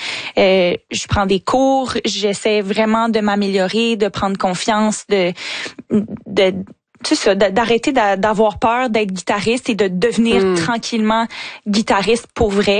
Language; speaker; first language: French; native; French